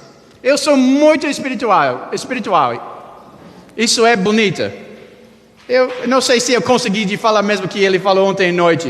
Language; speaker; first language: Portuguese; non-native, learner; English